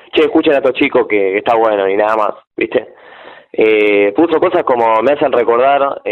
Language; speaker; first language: Spanish; native; Spanish